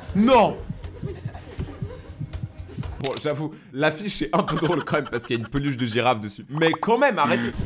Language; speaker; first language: French; native; French